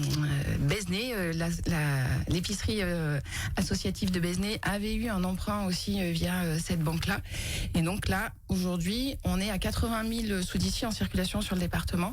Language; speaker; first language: French; native; French